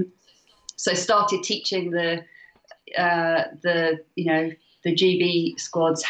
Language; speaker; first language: English; native; English